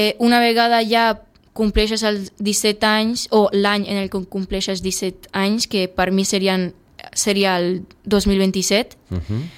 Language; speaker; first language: Catalan; early bilingual, other home language; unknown